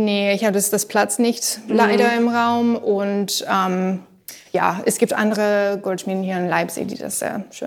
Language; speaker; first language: German; non-native, learner; English